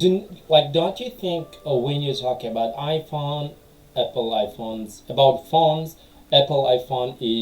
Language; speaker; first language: English; non-native, fluent; Tajik